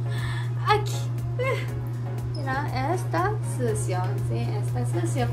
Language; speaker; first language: Spanish; non-native, learner; Japanese